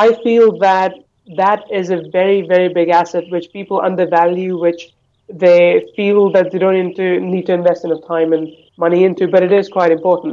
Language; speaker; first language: English; non-native, local second language; Hindi